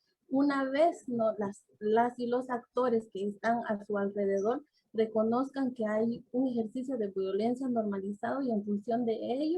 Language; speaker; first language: Spanish; native; Spanish